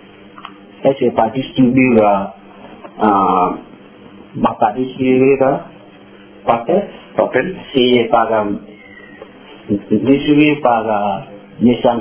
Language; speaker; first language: Spanish; non-native, learner; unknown